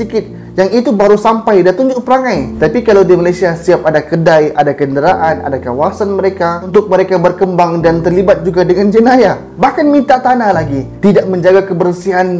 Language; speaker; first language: Malay; native; Malay